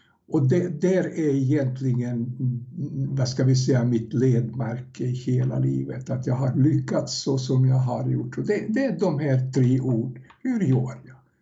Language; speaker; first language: Swedish; non-native, fluent; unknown